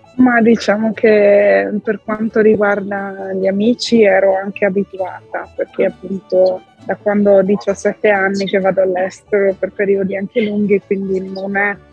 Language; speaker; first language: Italian; native; Italian